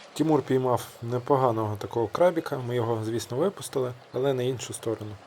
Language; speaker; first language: Ukrainian; native; Ukrainian